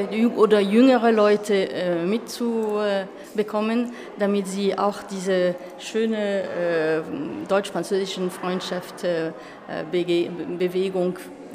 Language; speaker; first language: German; non-native, fluent; French